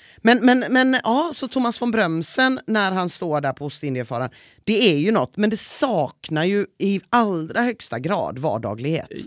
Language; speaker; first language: Swedish; native; Swedish